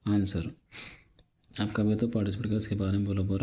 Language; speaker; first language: Hindi; non-native, local second language; Telugu